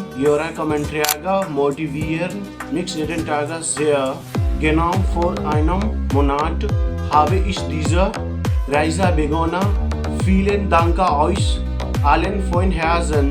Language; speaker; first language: German; non-native, learner; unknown